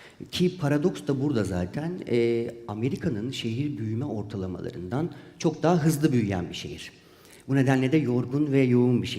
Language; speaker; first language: Turkish; native; Turkish